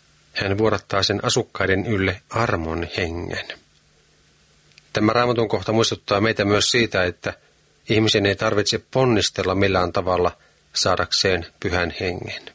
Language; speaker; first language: Finnish; native; Finnish